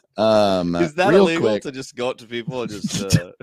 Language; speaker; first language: English; native; English